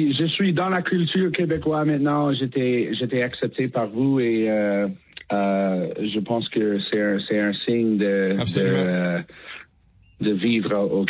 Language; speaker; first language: French; non-native, fluent; English